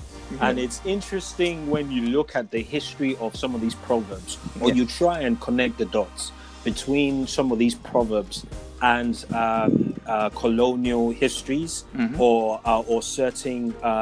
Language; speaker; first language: English; non-native, local second language; Yoruba